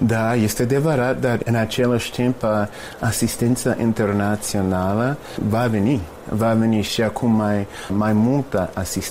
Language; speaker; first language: Romanian; non-native, fluent; English